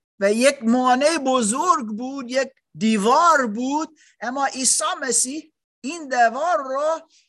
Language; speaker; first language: Persian; non-native, learner; German